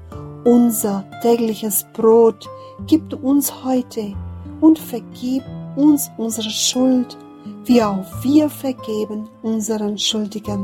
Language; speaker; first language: German; non-native, fluent; Portuguese